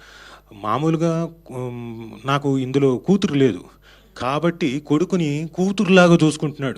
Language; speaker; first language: Telugu; native; Telugu